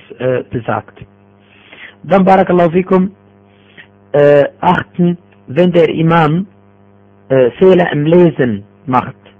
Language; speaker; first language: German; non-native, fluent; Arabic